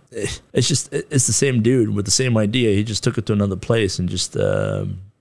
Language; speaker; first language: English; non-native, local second language; Tibetan